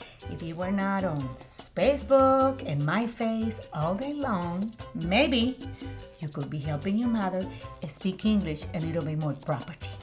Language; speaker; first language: English; non-native, learner; Spanish